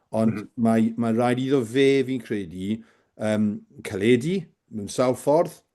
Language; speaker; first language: Welsh; native; Welsh